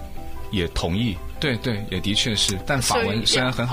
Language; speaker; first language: Chinese; non-native, learner; English